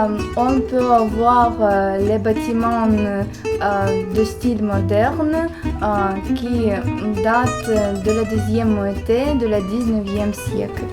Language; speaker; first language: French; non-native, learner; Ukrainian